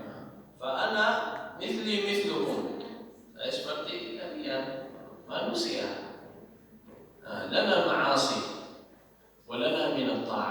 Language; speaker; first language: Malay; non-native, learner; Arabic